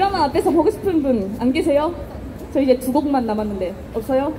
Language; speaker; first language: Korean; non-native, fluent; Japanese